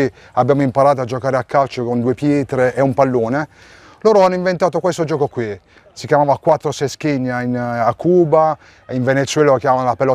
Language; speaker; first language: Italian; native; Italian